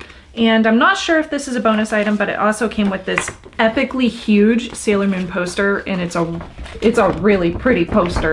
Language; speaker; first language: English; native; English